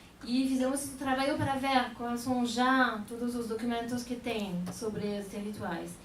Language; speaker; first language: Portuguese; non-native, fluent; French